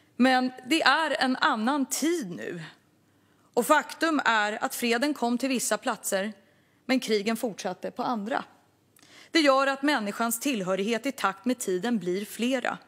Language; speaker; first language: Swedish; non-native, local second language; Kurdish